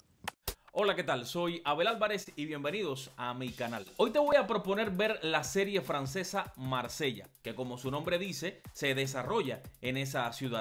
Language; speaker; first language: Spanish; native; Spanish